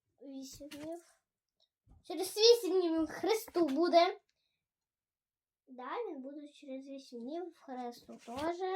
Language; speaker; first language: Ukrainian; non-native, local second language; Russian